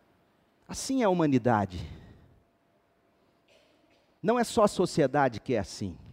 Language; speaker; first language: Portuguese; native; Portuguese